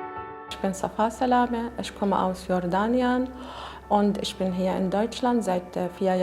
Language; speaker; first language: German; non-native, learner; Arabic